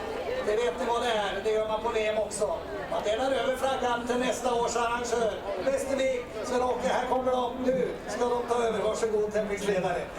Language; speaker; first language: Swedish; native; Swedish